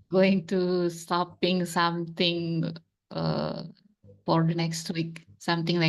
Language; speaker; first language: English; non-native, learner; Indonesian